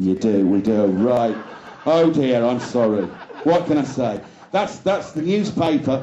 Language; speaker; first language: English; native; English